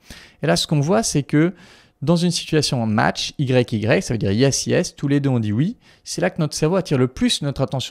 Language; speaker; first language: French; native; French